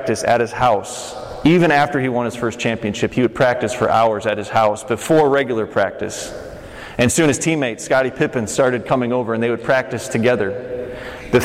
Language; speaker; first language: English; native; English